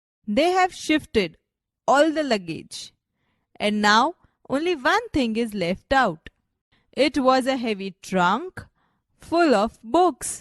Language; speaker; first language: English; non-native, local second language; Gujarati